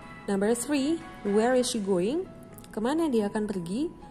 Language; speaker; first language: English; non-native, fluent; Indonesian